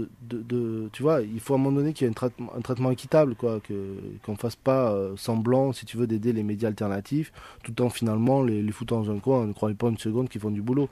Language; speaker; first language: French; native; French